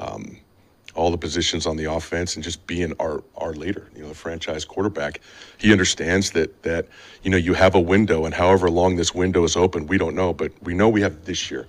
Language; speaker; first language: English; native; English